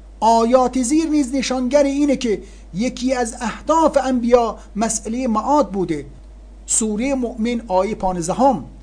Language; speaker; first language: Persian; native; Persian